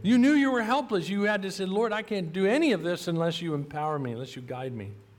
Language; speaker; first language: English; native; English